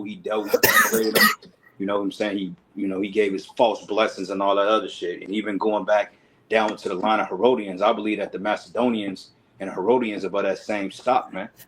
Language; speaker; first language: English; native; English